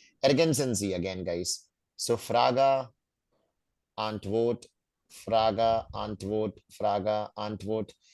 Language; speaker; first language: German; non-native, fluent; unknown